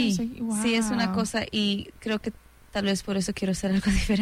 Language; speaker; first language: Spanish; early bilingual, heritage; Spanish